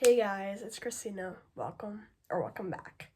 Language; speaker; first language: English; native; English